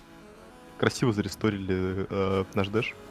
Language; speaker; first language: Russian; native; Russian